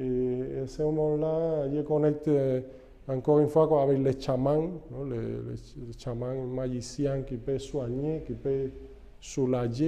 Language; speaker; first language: French; non-native, fluent; Spanish